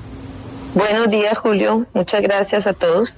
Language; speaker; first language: Spanish; native; Spanish